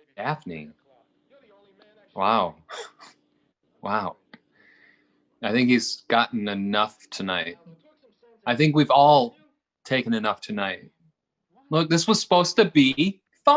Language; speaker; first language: English; native; English